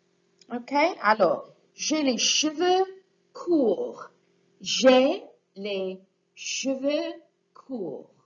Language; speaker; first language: French; non-native, fluent; English